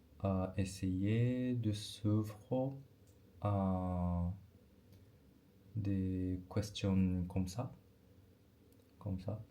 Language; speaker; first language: French; non-native, learner; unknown